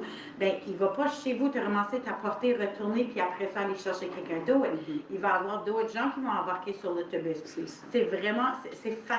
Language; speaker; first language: French; native; French